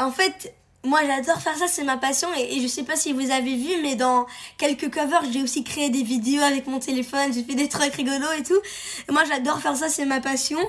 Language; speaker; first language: French; early bilingual, heritage; French